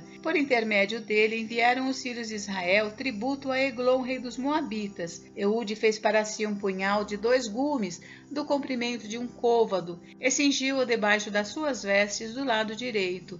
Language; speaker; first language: Portuguese; native; Portuguese